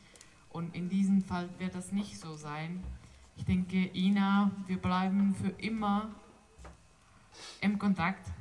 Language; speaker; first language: German; non-native, fluent; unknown